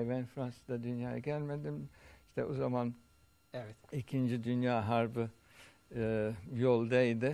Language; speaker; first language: Turkish; early bilingual, heritage; Turkish